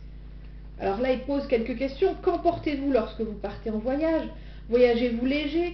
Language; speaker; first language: French; native; French